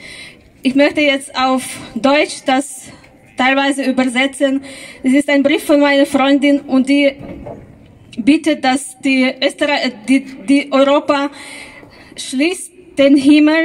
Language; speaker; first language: German; non-native, fluent; Ukrainian